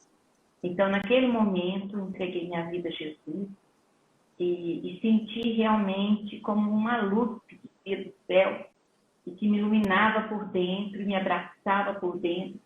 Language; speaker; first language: Portuguese; native; Portuguese